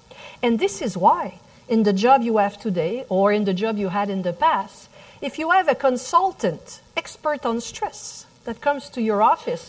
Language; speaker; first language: English; non-native, fluent; French